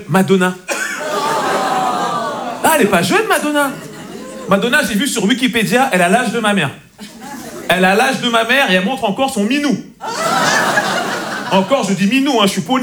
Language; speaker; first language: French; native; French